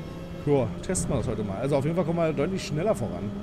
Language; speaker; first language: German; native; German